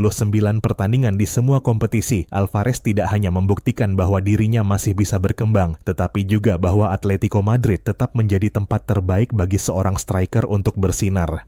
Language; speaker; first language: Indonesian; native; Indonesian